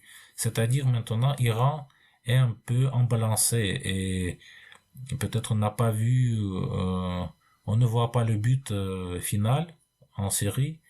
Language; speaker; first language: French; non-native, fluent; Russian